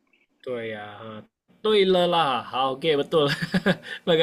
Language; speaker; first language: Chinese; non-native, fluent; Indonesian